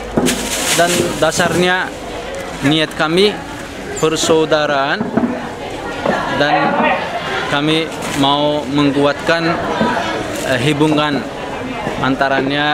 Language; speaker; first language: Indonesian; non-native, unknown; Turkish